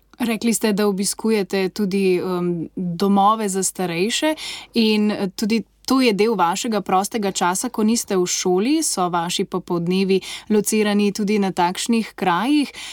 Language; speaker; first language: Slovenian; native; Slovenian